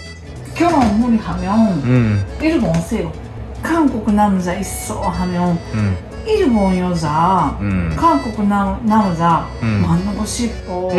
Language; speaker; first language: Korean; non-native, learner; Japanese